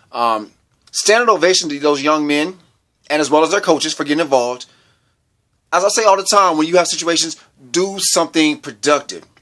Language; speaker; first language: English; native; English